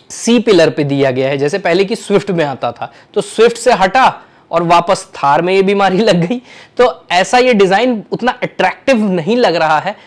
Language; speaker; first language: Hindi; native; Hindi